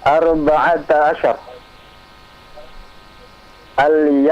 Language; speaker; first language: Arabic; non-native, learner; Indonesian